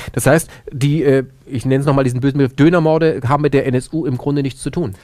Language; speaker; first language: German; native; German